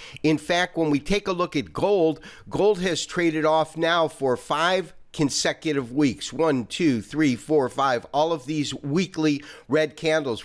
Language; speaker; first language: English; native; English